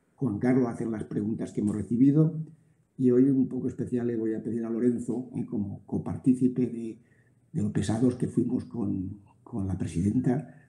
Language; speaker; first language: Spanish; native; Spanish